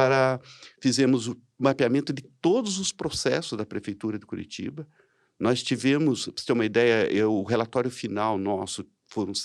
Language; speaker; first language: Portuguese; native; Portuguese